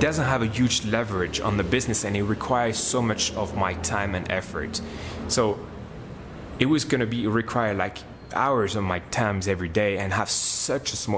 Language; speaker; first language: English; non-native, fluent; French